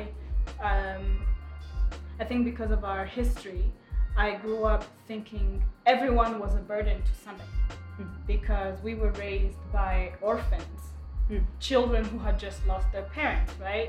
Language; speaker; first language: English; non-native, local second language; Kinyarwanda